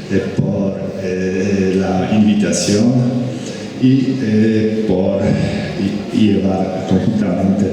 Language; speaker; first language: Spanish; non-native, fluent; Polish